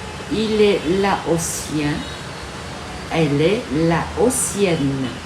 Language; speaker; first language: French; non-native, fluent; Vietnamese